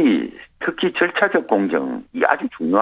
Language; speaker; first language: Korean; native; Korean